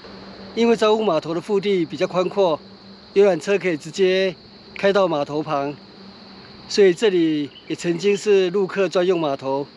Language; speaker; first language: Chinese; native; Chinese